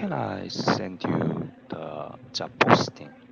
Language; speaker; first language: English; non-native, learner; Korean